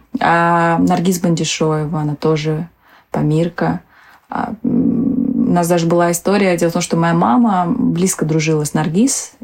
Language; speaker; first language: Russian; early bilingual, other home language; Tajik